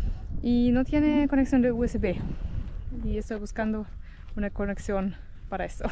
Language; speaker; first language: Spanish; non-native, learner; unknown